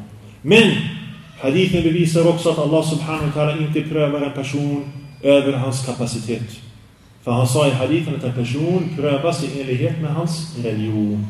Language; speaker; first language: Swedish; early bilingual, other home language; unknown